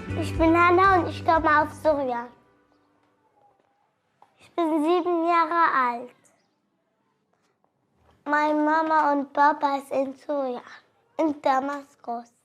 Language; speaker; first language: German; early bilingual, other home language; Arabic